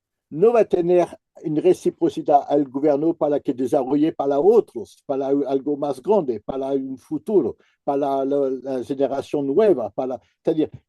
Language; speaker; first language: Spanish; non-native, fluent; French